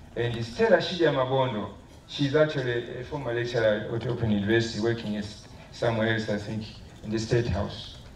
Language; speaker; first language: English; non-native, local second language; Swahili